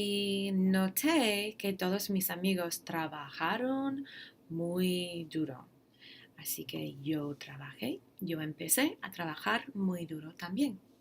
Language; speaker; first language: Spanish; non-native, fluent; English